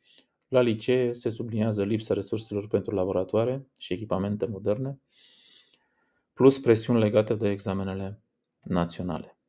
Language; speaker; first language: Romanian; native; Romanian